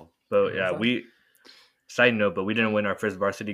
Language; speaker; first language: English; native; English